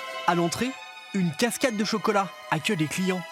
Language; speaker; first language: French; native; French